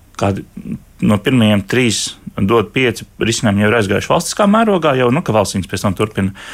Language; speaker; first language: Latvian; native; Latvian